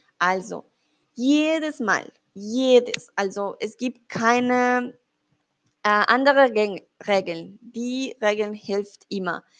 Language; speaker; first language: German; non-native, fluent; Spanish